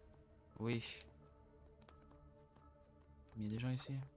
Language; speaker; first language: French; native; French